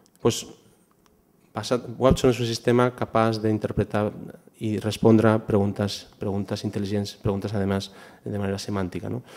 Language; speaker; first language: Catalan; non-native, local second language; Spanish